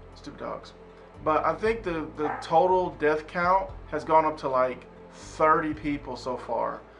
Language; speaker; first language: English; native; English